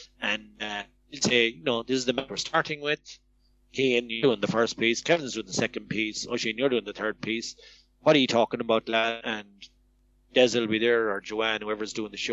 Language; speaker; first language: English; native; English